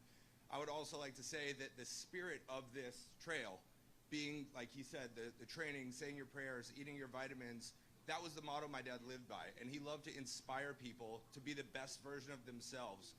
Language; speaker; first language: English; native; English